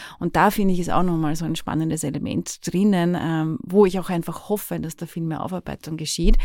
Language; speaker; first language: German; native; German